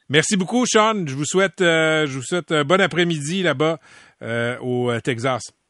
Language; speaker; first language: French; native; French